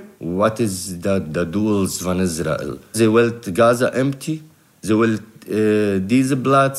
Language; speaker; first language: Dutch; non-native, learner; Arabic